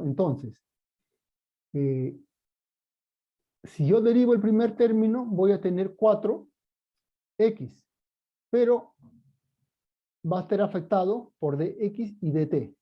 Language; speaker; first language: Spanish; native; Spanish